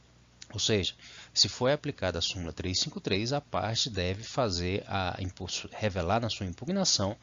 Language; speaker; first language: Portuguese; native; Portuguese